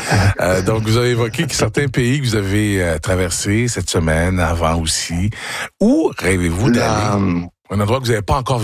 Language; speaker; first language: French; native; French